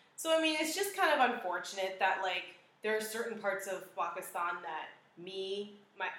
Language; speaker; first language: English; early bilingual, other home language; Urdu